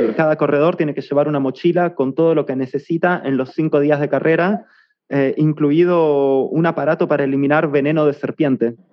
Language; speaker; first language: Spanish; native; Spanish